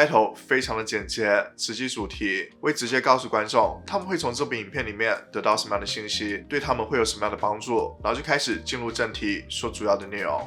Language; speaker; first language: Chinese; native; Chinese